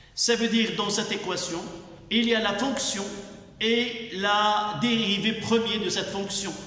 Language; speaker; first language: French; non-native, local second language; Arabic